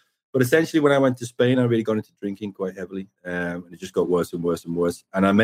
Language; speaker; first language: English; native; English